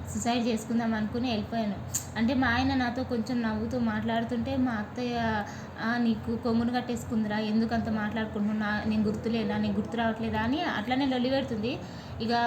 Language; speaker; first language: Telugu; native; Telugu